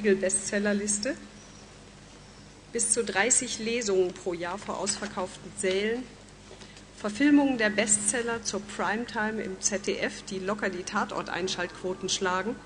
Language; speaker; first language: German; native; German